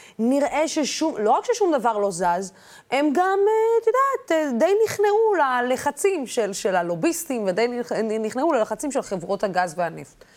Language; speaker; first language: Hebrew; non-native, local second language; Arabic